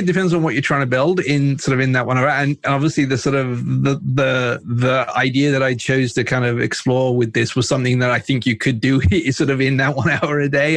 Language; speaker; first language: English; native; English